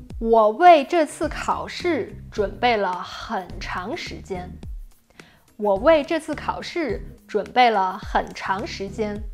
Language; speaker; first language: Chinese; native; Chinese